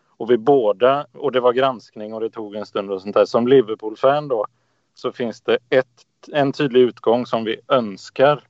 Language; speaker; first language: Swedish; native; Swedish